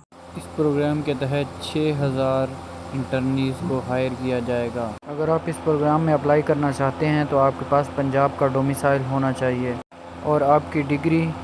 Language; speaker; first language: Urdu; non-native, local second language; Punjabi